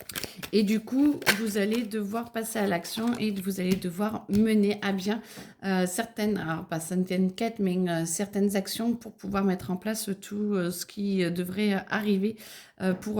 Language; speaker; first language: French; native; French